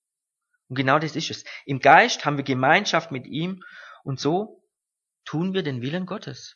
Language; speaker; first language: German; native; German